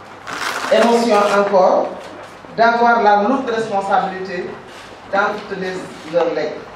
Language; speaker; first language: French; non-native, local second language; Wolof